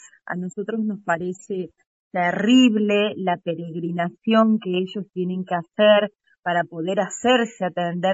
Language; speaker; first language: Spanish; native; Spanish